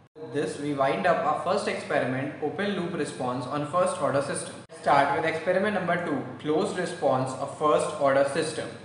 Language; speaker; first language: English; non-native, local second language; Hindi